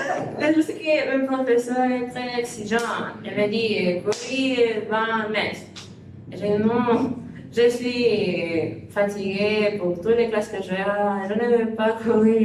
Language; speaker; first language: French; non-native, learner; Spanish